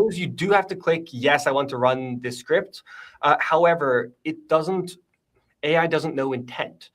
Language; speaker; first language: English; native; English